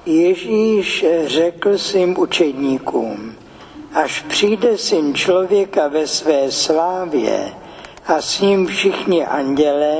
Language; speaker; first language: Czech; native; Czech